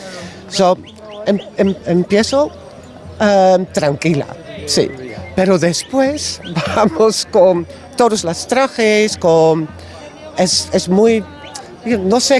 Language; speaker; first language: Spanish; non-native, learner; Dutch